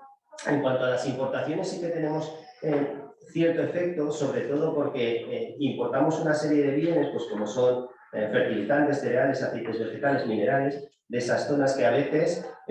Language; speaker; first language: Spanish; native; Spanish